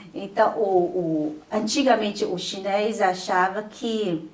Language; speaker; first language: Portuguese; non-native, fluent; Chinese